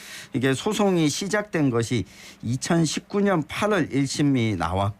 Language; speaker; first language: Korean; native; Korean